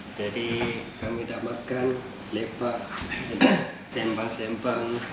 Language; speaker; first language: Malay; non-native, fluent; Western Cham